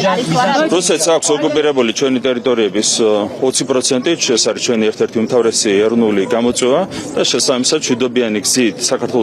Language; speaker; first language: Georgian; native; Georgian